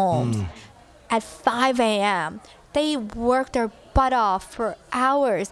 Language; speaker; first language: English; early bilingual, other home language; Cantonese